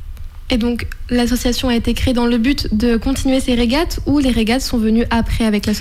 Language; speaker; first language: French; native; French